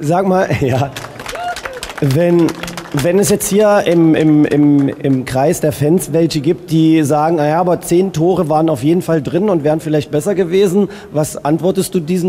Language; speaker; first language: German; native; German